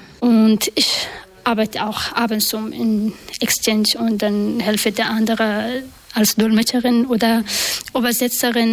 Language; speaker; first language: German; non-native, learner; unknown